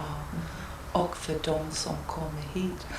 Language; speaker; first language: Swedish; non-native, fluent; English